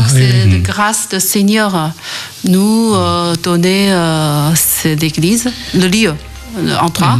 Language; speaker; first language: French; non-native, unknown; Chinese